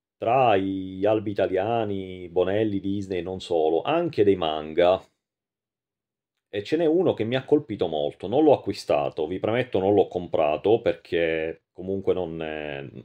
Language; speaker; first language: Italian; native; Italian